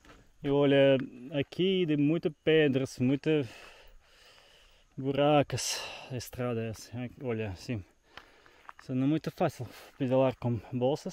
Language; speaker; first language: Portuguese; non-native, learner; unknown